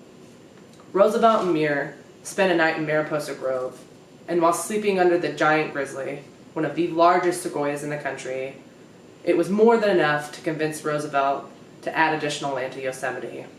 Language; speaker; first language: English; native; English